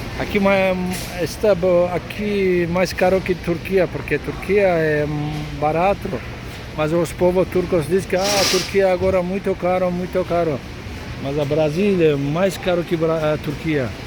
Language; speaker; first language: Portuguese; non-native, learner; Turkish